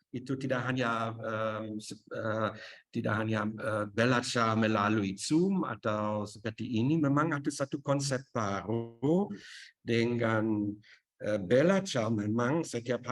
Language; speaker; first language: Indonesian; non-native, fluent; German